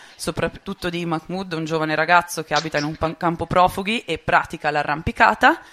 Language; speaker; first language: Italian; native; Italian